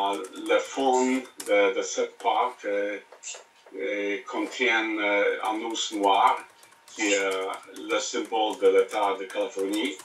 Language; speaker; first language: French; non-native, learner; English